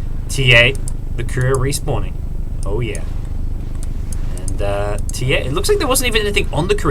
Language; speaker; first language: English; native; English